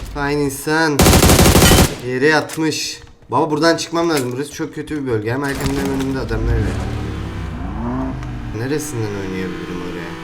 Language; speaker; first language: Turkish; native; Turkish